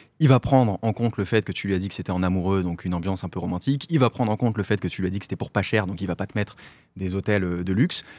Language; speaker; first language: French; native; French